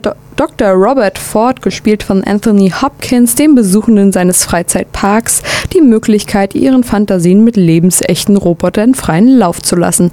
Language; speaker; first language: German; native; German